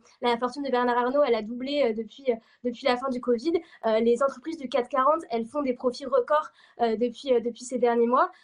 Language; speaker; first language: French; native; French